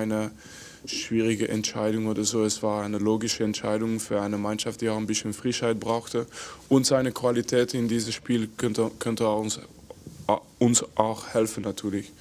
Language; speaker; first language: German; non-native, fluent; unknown